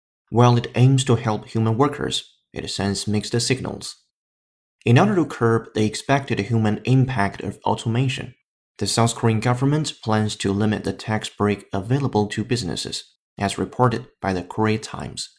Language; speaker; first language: English; non-native, fluent; Chinese